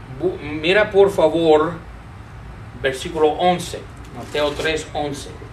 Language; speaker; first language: Spanish; non-native, fluent; English